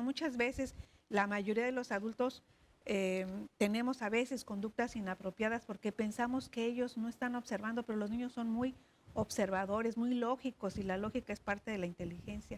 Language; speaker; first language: Spanish; native; Spanish